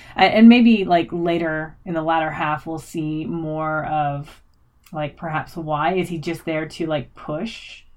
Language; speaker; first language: English; native; English